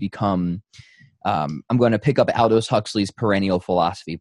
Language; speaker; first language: English; native; English